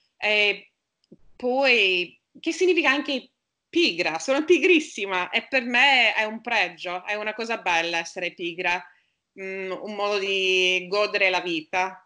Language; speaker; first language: Italian; non-native, fluent; English